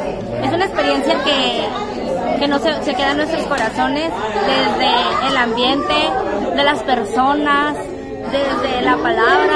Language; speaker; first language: Spanish; native; Spanish